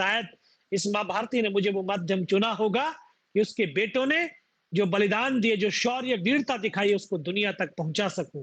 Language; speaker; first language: Hindi; native; Hindi